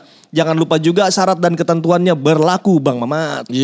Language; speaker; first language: Indonesian; native; Indonesian